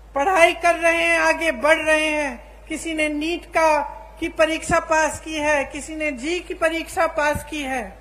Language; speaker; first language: Hindi; native; Hindi